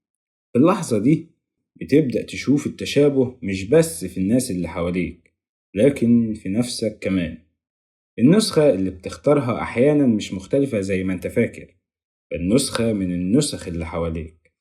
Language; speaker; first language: Arabic; native; Arabic